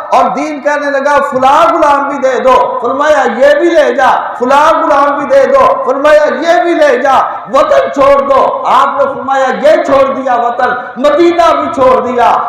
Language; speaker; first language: Urdu; non-native, local second language; Punjabi